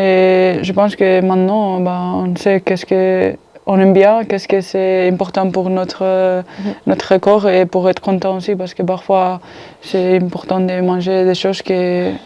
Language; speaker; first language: French; non-native, fluent; Spanish